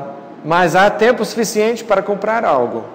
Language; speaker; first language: Portuguese; non-native, fluent; English